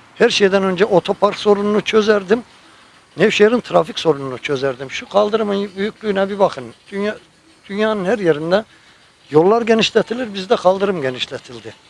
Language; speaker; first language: Turkish; native; Turkish